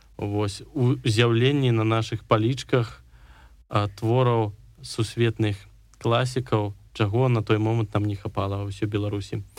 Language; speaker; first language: Belarusian; non-native, local second language; Russian